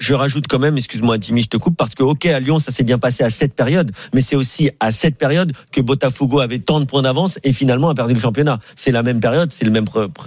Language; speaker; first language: French; native; French